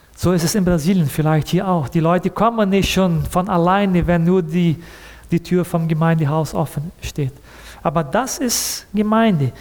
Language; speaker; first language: German; early bilingual, heritage; German